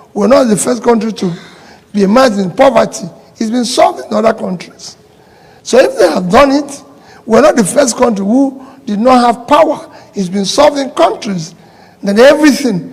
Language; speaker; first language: English; non-native, local second language; Igbo